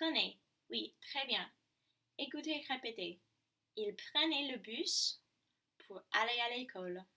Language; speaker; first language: French; non-native, learner; English